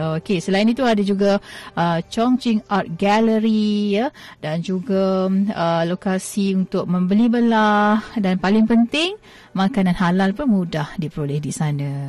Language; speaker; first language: Malay; native; Malay